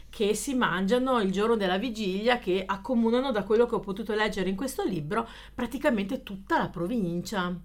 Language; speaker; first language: Italian; native; Italian